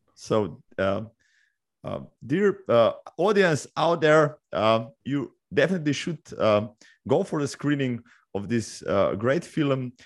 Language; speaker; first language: English; non-native, fluent; Slovenian